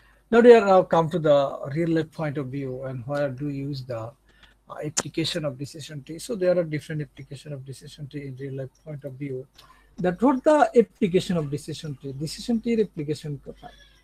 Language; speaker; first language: English; non-native, local second language; Bangla